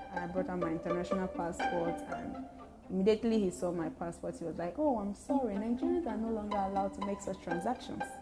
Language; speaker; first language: English; non-native, local second language; Igbo